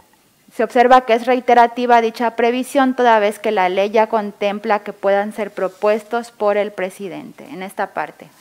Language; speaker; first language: Spanish; native; Spanish